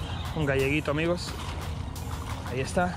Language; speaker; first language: Spanish; native; Spanish